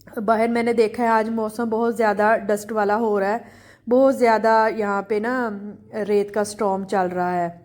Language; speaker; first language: Urdu; native; Urdu